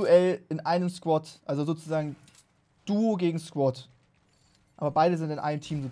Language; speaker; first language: German; native; German